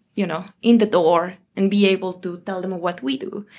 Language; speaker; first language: English; non-native, fluent; Spanish